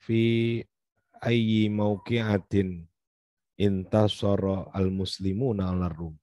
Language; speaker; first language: Arabic; non-native, fluent; Indonesian